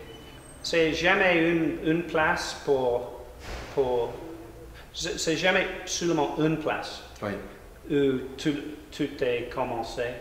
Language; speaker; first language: French; non-native, learner; English